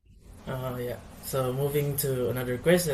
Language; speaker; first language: English; non-native, learner; Indonesian